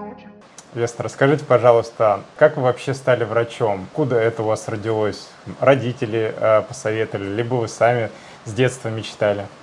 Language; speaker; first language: Russian; native; Russian